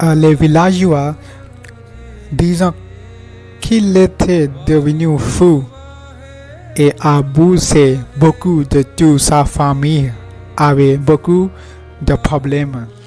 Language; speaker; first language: French; non-native, learner; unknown